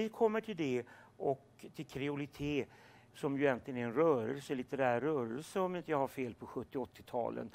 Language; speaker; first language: Swedish; native; Swedish